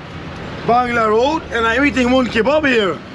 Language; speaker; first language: English; non-native, learner; Portuguese